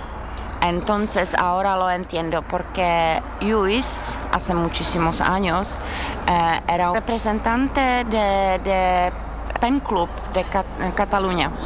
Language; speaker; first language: Spanish; non-native, fluent; Czech